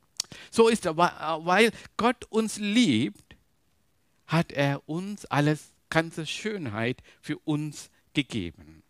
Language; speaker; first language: German; non-native, learner; Tamil